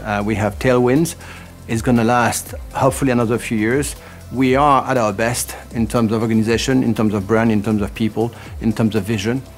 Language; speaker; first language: English; non-native, fluent; French